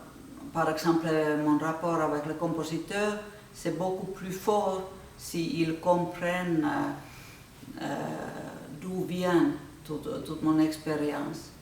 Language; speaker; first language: French; non-native, fluent; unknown